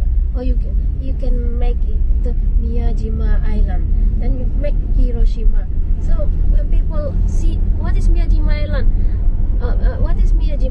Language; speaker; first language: English; non-native, learner; Indonesian